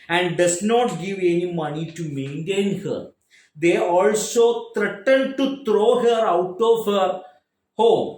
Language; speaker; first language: English; non-native, local second language; Malayalam